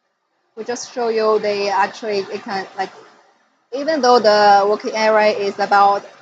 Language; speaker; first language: English; non-native, fluent; Chinese